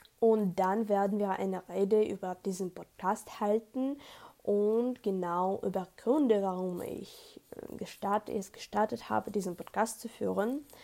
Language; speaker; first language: German; non-native, learner; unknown